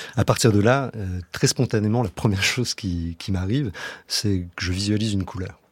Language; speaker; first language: French; native; French